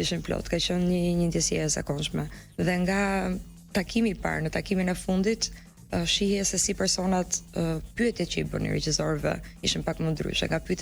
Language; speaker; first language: Albanian; native; Albanian